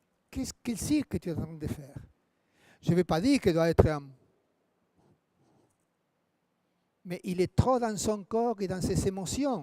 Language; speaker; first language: French; non-native, fluent; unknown